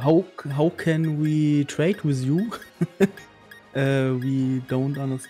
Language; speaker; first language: English; non-native, learner; German